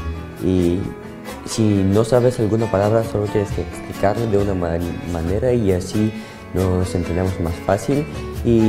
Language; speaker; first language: Spanish; non-native, learner; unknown